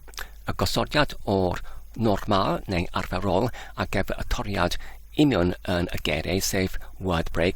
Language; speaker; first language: Welsh; non-native, fluent; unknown